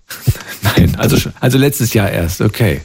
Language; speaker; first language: German; native; German